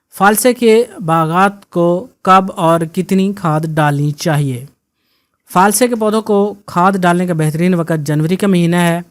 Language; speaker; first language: Urdu; non-native, local second language; Punjabi